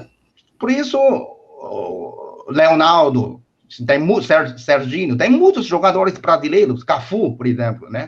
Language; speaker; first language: Portuguese; non-native, fluent; Chinese